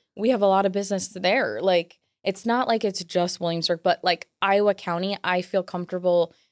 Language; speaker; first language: English; native; English